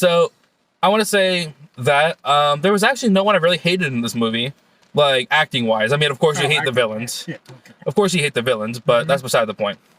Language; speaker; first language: English; native; English